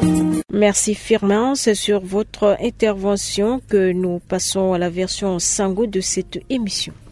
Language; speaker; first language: French; non-native, local second language; Sango